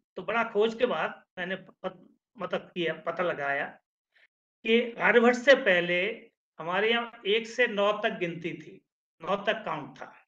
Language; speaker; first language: Hindi; native; Hindi